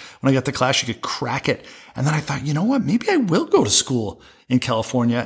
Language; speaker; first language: English; native; English